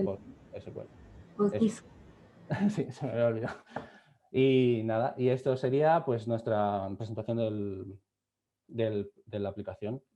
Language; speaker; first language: Spanish; native; Spanish